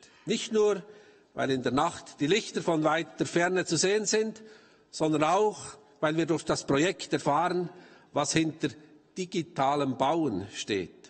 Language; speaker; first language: German; native; German